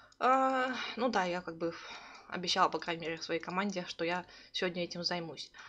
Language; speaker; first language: Russian; early bilingual, heritage; Russian